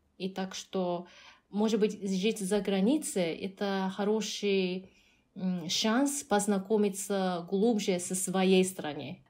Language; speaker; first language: Russian; non-native, fluent; Japanese